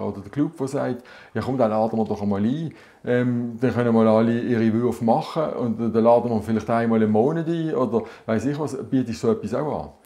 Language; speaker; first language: German; native; German